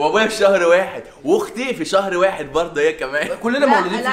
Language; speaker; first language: Arabic; native; Arabic